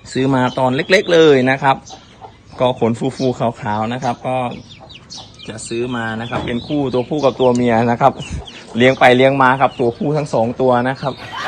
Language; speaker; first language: Thai; native; Thai